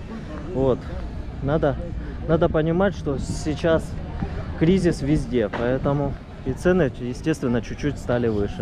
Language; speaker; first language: Russian; native; Russian